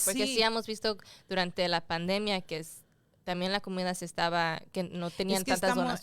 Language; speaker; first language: Spanish; early bilingual, heritage; Spanish